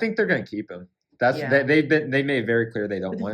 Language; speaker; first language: English; native; English